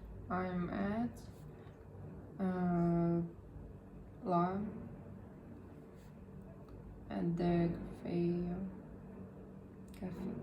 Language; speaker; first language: English; non-native, learner; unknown